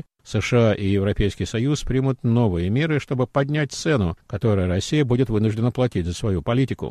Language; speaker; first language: Russian; native; Russian